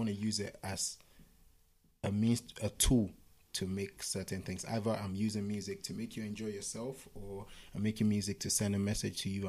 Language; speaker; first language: English; non-native, local second language; Yoruba